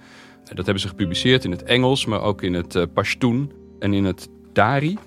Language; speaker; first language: Dutch; native; Dutch